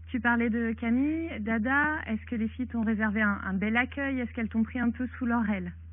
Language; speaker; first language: French; native; French